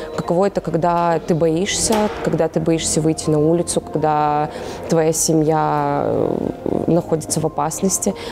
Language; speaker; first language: Russian; native; Russian